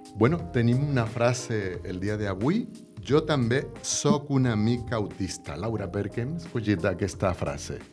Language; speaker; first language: Catalan; non-native, local second language; Spanish